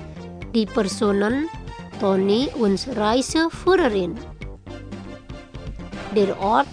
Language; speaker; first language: German; non-native, fluent; Indonesian